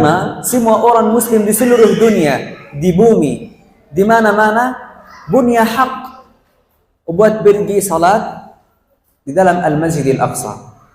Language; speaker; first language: Indonesian; non-native, fluent; Arabic